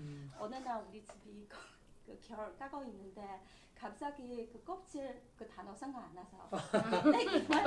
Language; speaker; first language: Korean; non-native, learner; Chinese